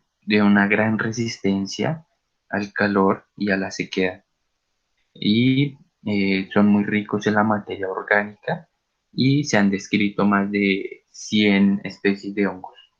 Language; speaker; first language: Spanish; native; Spanish